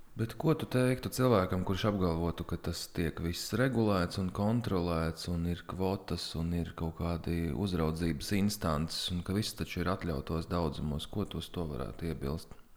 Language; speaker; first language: Latvian; native; Latvian